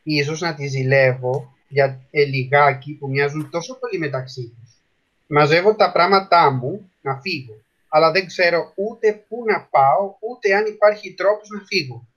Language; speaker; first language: Greek; non-native, fluent; Spanish